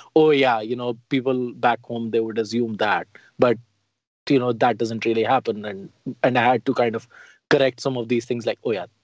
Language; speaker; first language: English; non-native, local second language; Hindi